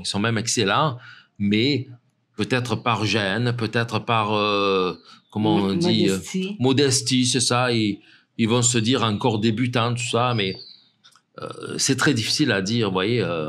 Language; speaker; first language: French; native; French